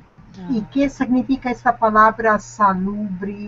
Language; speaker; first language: Spanish; non-native, learner; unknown